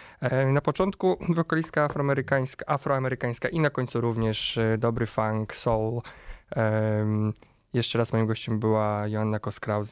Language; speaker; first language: Polish; native; Polish